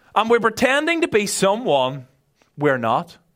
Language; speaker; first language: English; native; English